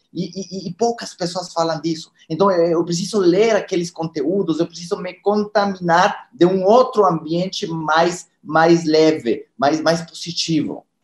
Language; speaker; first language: Portuguese; non-native, fluent; Spanish